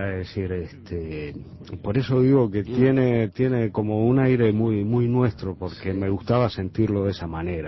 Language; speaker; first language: Spanish; native; Spanish